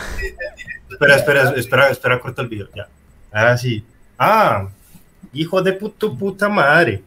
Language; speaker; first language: Spanish; native; Spanish